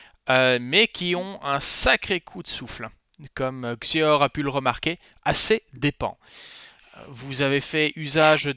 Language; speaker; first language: French; native; French